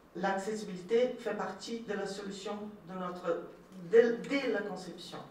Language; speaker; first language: French; non-native, fluent; Portuguese